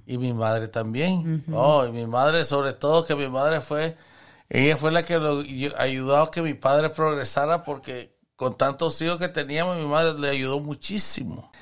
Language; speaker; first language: Spanish; native; Spanish